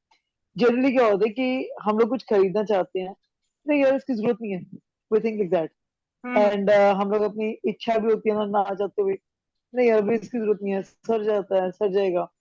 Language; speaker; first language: Hindi; native; Hindi